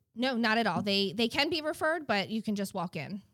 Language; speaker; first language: English; native; English